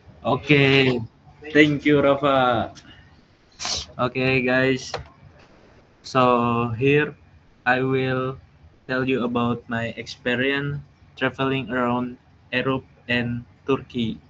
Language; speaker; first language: English; non-native, learner; Indonesian